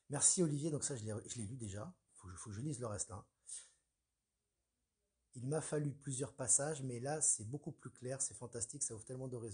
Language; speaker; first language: French; native; French